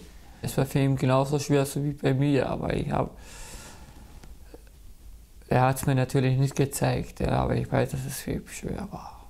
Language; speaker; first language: German; early bilingual, other home language; Kurdish